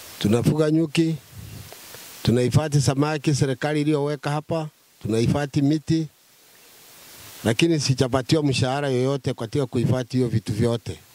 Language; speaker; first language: Swahili; non-native, local second language; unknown